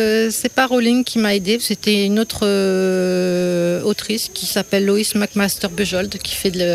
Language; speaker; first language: French; native; French